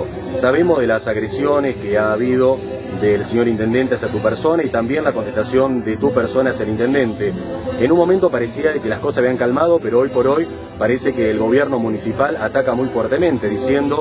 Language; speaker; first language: Spanish; native; Spanish